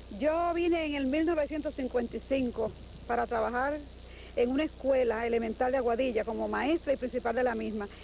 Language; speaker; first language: Spanish; native; Spanish